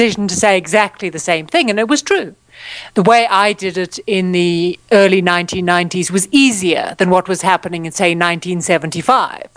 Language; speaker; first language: English; native; English